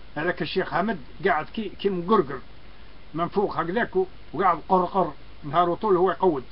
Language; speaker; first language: French; non-native, local second language; Arabic